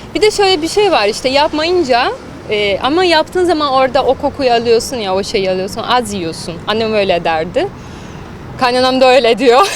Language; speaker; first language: Turkish; non-native, fluent; Portuguese